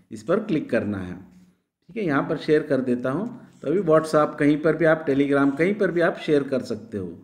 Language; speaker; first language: Hindi; non-native, local second language; Marathi